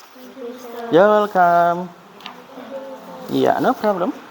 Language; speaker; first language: English; non-native, fluent; Indonesian